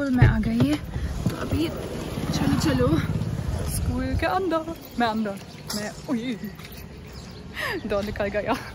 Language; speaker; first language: Hindi; non-native, learner; German